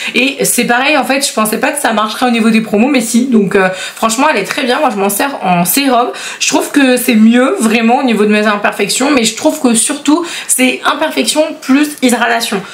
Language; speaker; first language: French; native; French